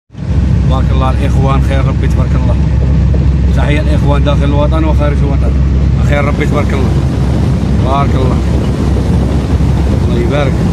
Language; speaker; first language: Arabic; native; Arabic